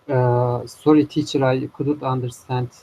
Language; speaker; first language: English; non-native, learner; Turkish